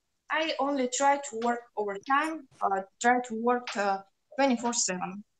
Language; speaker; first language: English; non-native, learner; Russian